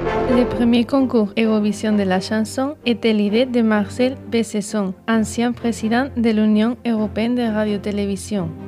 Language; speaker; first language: French; non-native, learner; Spanish